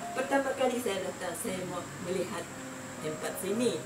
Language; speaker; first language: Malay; non-native, learner; Japanese